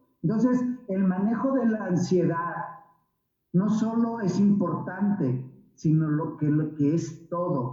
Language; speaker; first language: Spanish; native; Spanish